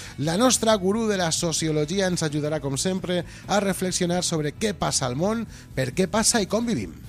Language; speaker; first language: Catalan; native; Catalan